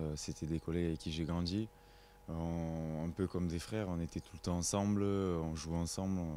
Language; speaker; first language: French; native; French